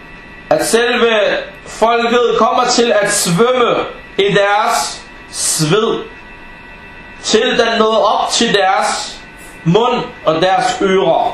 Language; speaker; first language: Danish; early bilingual, other home language; Arabic